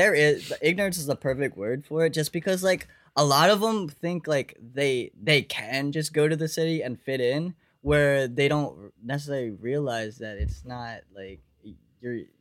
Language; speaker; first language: English; native; English